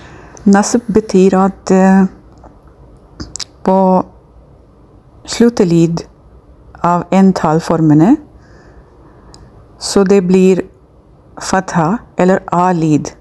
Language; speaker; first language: Norwegian; non-native, fluent; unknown